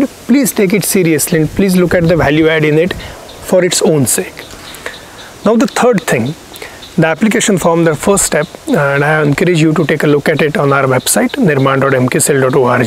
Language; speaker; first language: English; non-native, local second language; Marathi